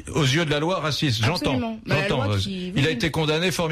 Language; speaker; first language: French; native; French